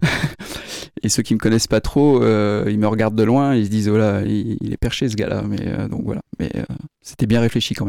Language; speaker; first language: French; native; French